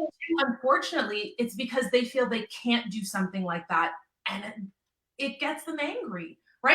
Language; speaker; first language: English; native; English